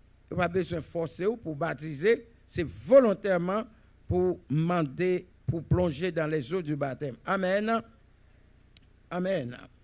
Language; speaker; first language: French; native; French